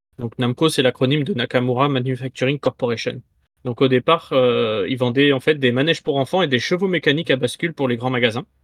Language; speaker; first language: French; native; French